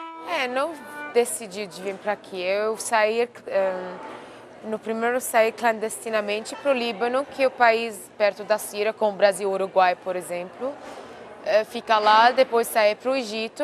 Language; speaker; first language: Portuguese; non-native, fluent; Arabic